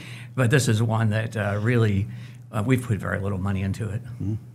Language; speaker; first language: English; native; English